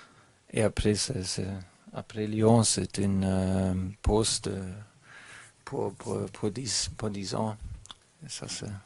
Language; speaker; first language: French; non-native, learner; German